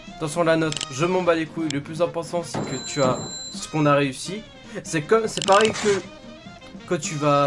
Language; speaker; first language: French; native; French